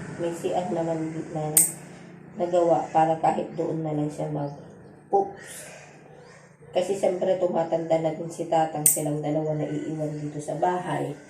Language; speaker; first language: Filipino; native; Filipino